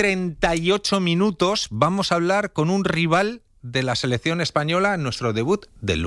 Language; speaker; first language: Spanish; native; Spanish